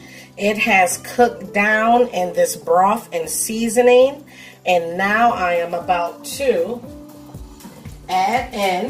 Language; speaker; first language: English; native; English